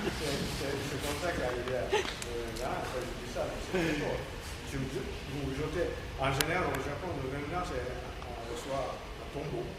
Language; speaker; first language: French; non-native, learner; Japanese